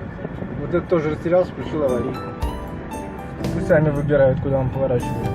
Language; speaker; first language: Russian; native; Russian